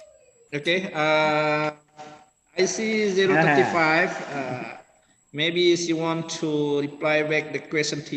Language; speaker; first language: English; non-native, learner; Indonesian